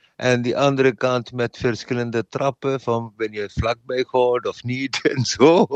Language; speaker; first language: Dutch; non-native, learner; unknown